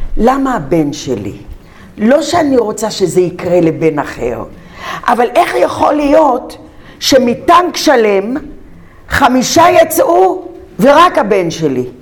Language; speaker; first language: Hebrew; early bilingual, other home language; Arabic